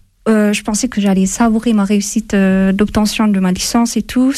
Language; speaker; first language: French; non-native, fluent; Amharic